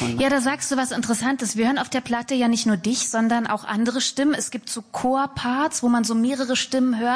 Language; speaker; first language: German; native; German